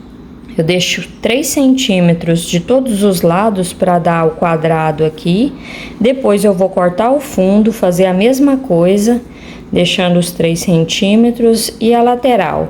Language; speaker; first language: Portuguese; native; Portuguese